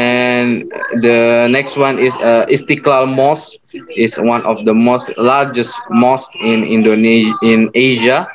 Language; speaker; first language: English; non-native, learner; Indonesian